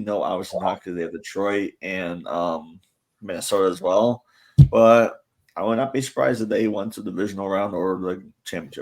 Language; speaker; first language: English; native; English